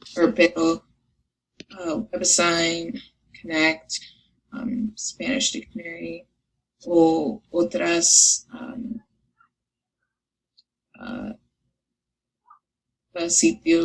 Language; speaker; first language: Spanish; non-native, learner; English